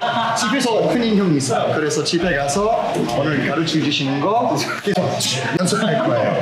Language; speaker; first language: Korean; non-native, learner; English